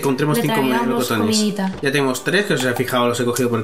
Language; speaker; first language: Spanish; native; Spanish